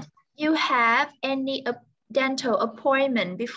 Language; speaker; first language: English; non-native, learner; Vietnamese